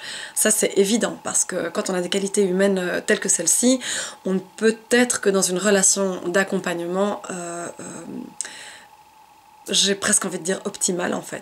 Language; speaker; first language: French; native; French